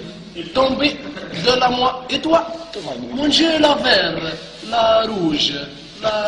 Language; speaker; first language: French; non-native, learner; Arabic